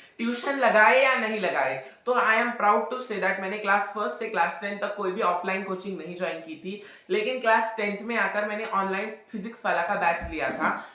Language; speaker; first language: Hindi; non-native, local second language; Marathi